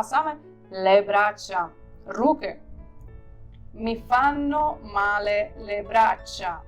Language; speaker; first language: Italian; non-native, fluent; Ukrainian